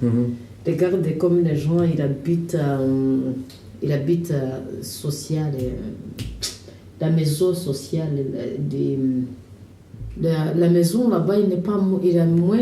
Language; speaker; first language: French; non-native, learner; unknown